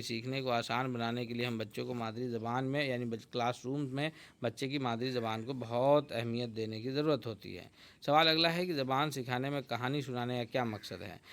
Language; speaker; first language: Urdu; native; Urdu